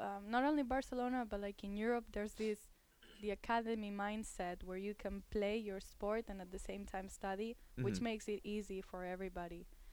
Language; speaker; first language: English; non-native, fluent; Spanish